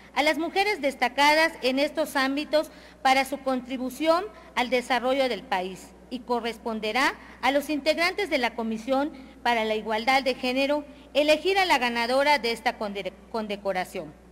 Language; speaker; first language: Spanish; native; Spanish